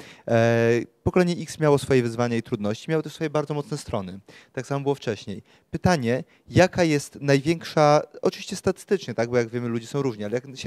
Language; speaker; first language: Polish; native; Polish